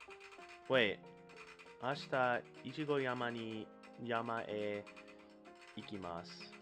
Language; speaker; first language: Japanese; non-native, learner; English